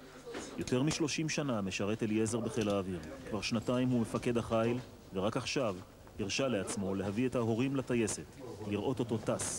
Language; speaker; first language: Hebrew; native; Hebrew